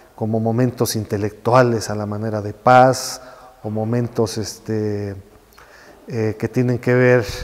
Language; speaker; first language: Spanish; native; Spanish